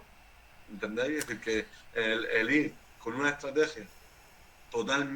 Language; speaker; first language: Spanish; native; Spanish